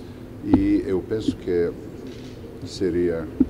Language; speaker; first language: Portuguese; non-native, fluent; Georgian